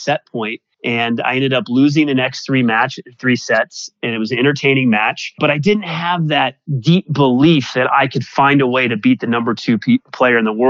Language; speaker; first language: English; native; English